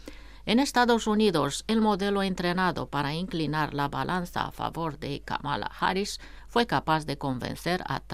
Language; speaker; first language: Spanish; non-native, fluent; Romanian